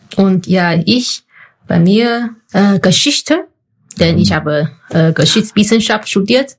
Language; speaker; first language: German; non-native, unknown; Chinese